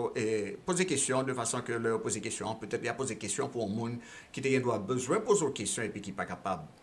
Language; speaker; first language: French; non-native, local second language; Haitian Creole